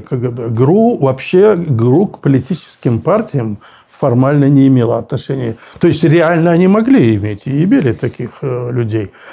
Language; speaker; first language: Russian; native; Russian